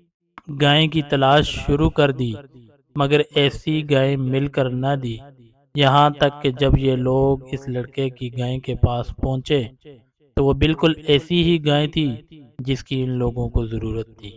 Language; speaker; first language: Urdu; native; Urdu